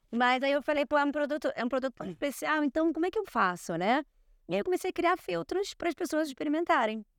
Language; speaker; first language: Portuguese; native; Portuguese